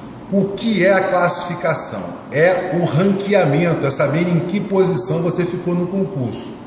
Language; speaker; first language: Portuguese; native; Portuguese